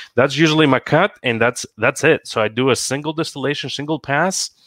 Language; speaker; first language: English; non-native, fluent; Greek